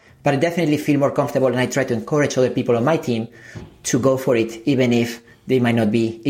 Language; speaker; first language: English; non-native, fluent; Spanish